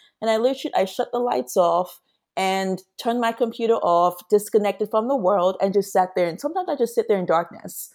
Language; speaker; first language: English; non-native, local second language; Yoruba